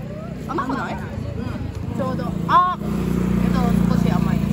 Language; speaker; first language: Japanese; non-native, learner; Filipino